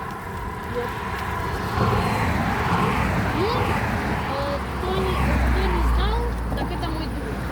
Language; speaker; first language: Russian; early bilingual, other home language; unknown